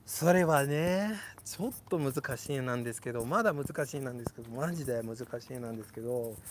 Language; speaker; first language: Japanese; non-native, learner; English